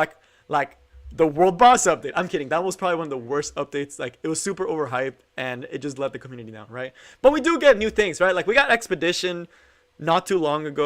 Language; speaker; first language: English; native; English